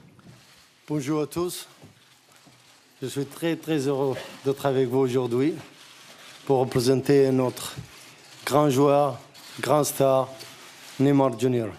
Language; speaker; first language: French; non-native, learner; Arabic